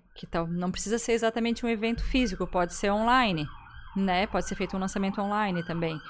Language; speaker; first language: Portuguese; native; Portuguese